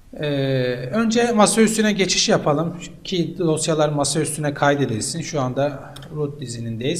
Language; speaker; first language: Turkish; native; Turkish